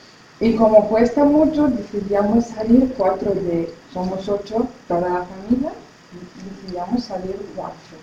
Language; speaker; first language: Spanish; non-native, fluent; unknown